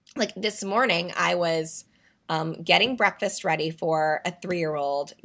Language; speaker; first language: English; native; English